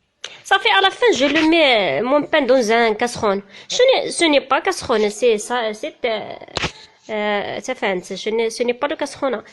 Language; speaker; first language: French; non-native, learner; Tachelhit